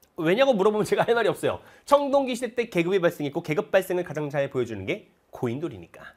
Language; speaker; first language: Korean; native; Korean